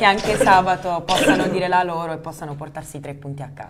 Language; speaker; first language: Italian; native; Italian